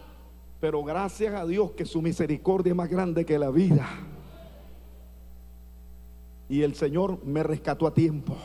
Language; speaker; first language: Spanish; native; Spanish